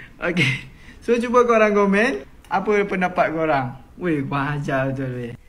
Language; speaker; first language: Malay; native; Malay